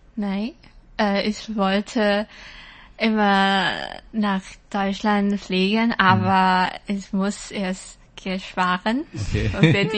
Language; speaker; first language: German; non-native, learner; Chinese